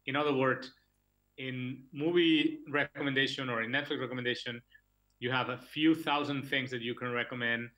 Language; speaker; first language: English; non-native, fluent; Catalan